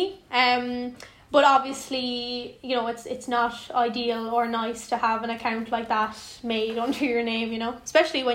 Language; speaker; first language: English; native; English